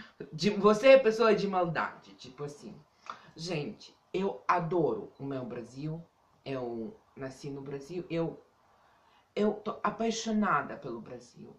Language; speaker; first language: Portuguese; non-native, fluent; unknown